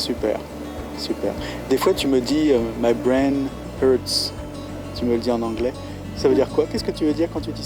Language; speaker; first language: French; native; French